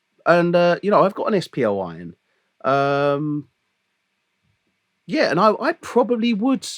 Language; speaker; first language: English; native; English